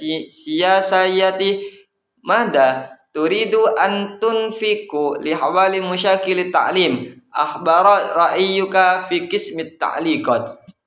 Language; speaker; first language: Arabic; non-native, learner; Indonesian